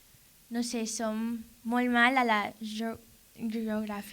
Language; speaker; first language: Catalan; non-native, learner; English